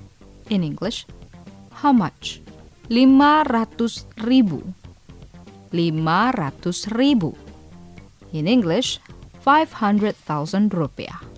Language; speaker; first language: English; non-native, fluent; Indonesian